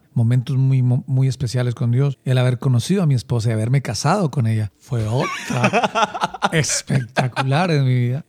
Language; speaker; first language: Spanish; native; Spanish